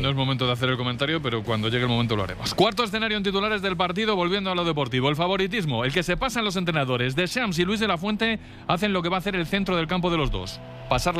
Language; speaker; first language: Spanish; native; Spanish